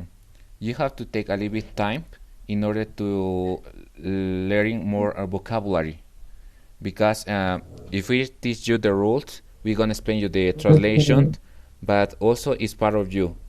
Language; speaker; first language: English; non-native, fluent; Spanish